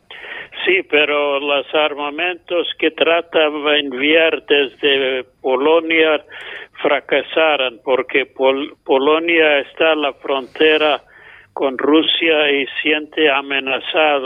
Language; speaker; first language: Spanish; non-native, fluent; English